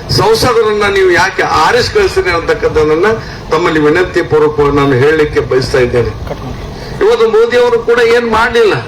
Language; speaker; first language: Kannada; native; Kannada